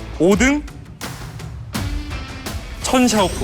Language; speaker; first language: Korean; native; Korean